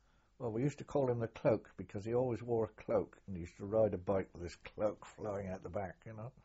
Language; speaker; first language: English; native; English